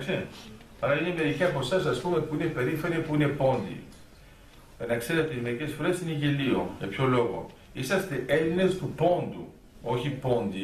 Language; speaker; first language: Greek; early bilingual, heritage; Greek